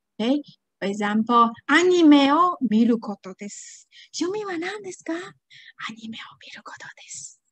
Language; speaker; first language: Japanese; non-native, fluent; Chinese